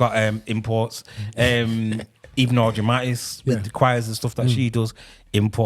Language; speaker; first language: English; native; English